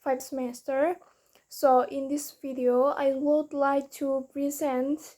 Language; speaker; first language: English; non-native, learner; Indonesian